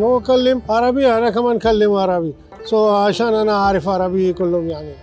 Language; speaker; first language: Arabic; non-native, learner; Urdu